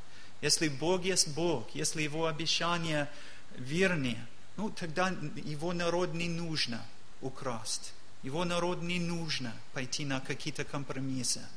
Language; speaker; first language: Russian; non-native, learner; English